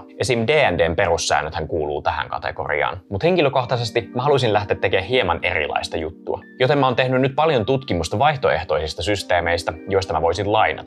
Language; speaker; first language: Finnish; native; Finnish